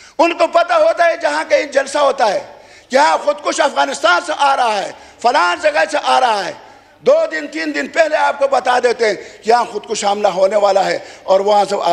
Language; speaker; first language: Urdu; non-native, local second language; Khowar